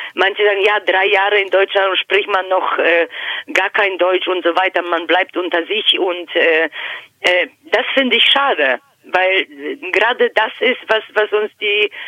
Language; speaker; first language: German; non-native, fluent; Polish